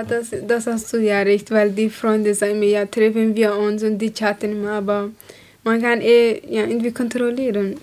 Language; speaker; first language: German; non-native, learner; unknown